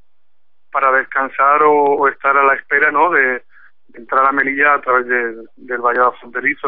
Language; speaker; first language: Spanish; native; Spanish